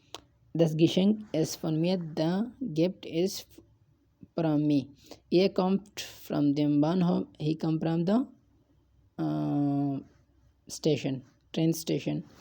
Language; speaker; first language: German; non-native, learner; Hindi